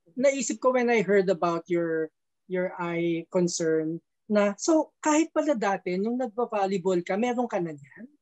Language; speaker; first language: Filipino; native; Filipino